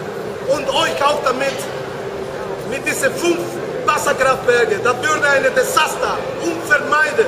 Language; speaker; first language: German; non-native, learner; Spanish